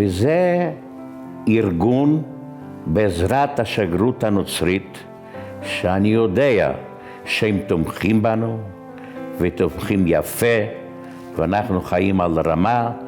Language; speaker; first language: Hebrew; non-native, fluent; Yiddish